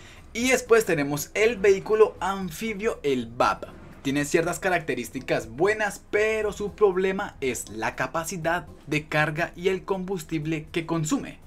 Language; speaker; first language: Spanish; native; Spanish